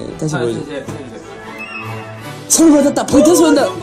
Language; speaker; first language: Korean; native; Korean